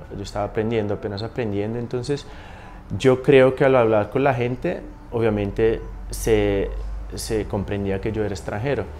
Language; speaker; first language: Spanish; non-native, fluent; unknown